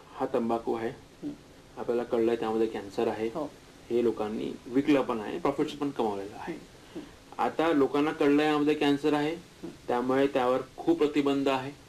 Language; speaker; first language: Marathi; non-native, local second language; Hindi